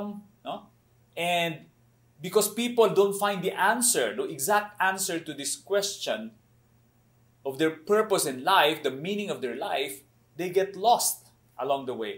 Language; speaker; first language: English; non-native, local second language; Cebuano